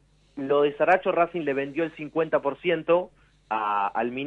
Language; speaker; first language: Spanish; native; Spanish